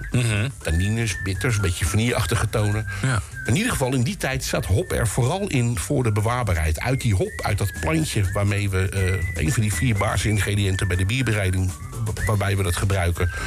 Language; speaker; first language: Dutch; native; Dutch